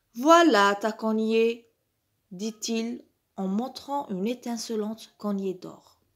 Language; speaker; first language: French; non-native, local second language; Arabic